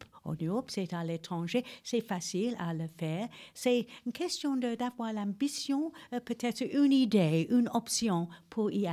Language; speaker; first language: French; non-native, fluent; English